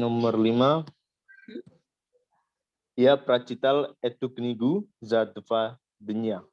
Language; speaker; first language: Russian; non-native, learner; Indonesian